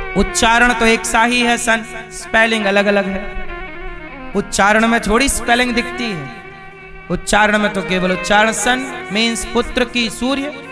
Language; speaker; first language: Hindi; native; Hindi